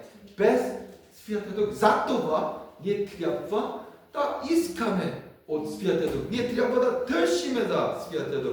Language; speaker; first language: Bulgarian; non-native, learner; Korean